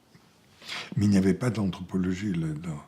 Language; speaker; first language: French; non-native, fluent; Bulgarian